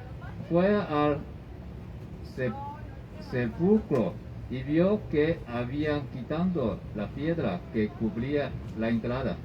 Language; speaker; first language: Spanish; non-native, learner; Chinese